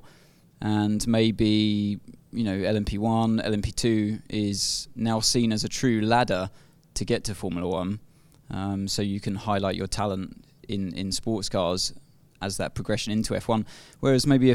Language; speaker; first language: English; native; English